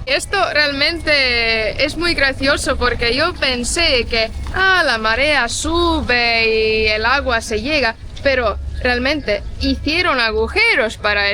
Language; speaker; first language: Spanish; non-native, fluent; Estonian